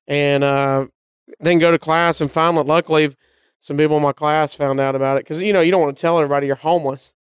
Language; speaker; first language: English; native; English